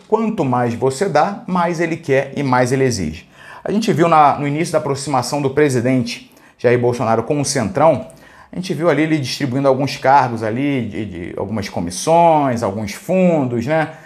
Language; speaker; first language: Portuguese; native; Portuguese